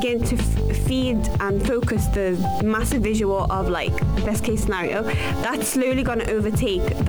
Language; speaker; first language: English; native; English